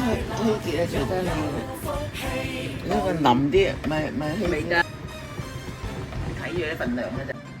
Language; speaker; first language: Cantonese; native; Cantonese